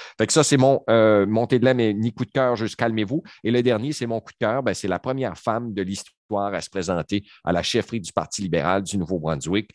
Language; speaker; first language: French; native; French